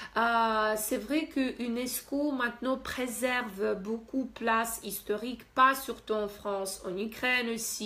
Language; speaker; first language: French; non-native, fluent; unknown